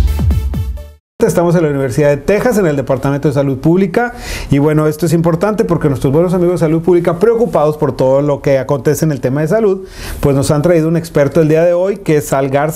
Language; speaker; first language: Spanish; native; Spanish